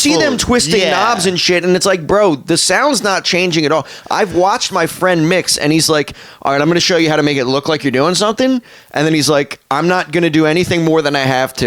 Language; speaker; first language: English; native; English